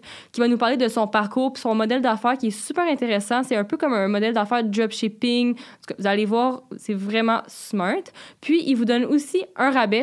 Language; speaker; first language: French; native; French